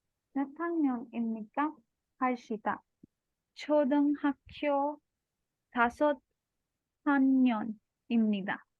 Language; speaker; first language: Korean; non-native, learner; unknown